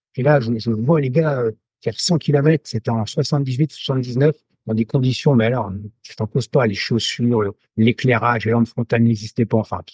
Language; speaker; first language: French; native; French